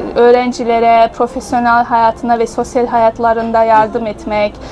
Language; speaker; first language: Turkish; early bilingual, heritage; Russian